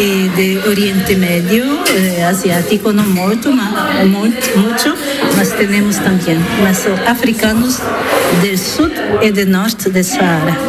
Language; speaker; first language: Spanish; non-native, learner; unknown